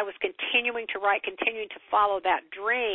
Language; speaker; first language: English; native; English